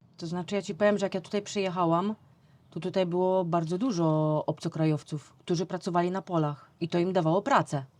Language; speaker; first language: Polish; native; Polish